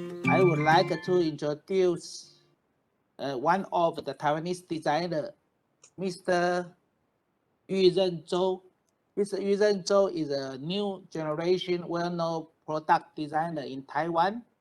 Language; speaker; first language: English; non-native, fluent; Chinese